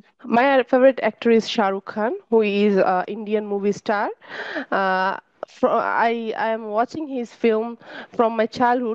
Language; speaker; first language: English; non-native, learner; Bangla